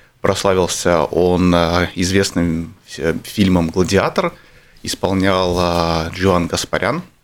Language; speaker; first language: Russian; non-native, local second language; Armenian